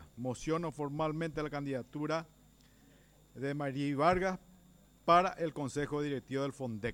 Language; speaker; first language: Spanish; native; Spanish